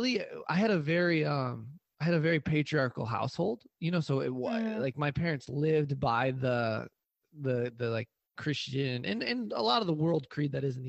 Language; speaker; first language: English; native; English